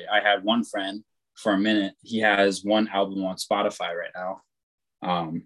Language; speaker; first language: English; native; English